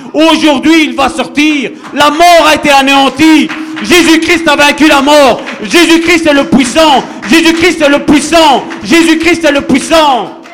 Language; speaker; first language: French; non-native, fluent; Italian